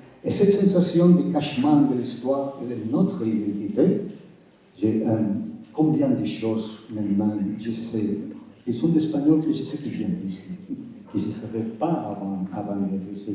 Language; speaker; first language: French; non-native, fluent; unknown